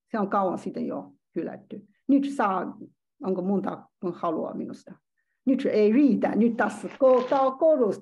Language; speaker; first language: Finnish; non-native, learner; Chinese